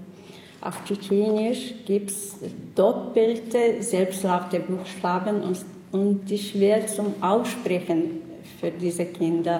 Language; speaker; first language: German; non-native, learner; Chechen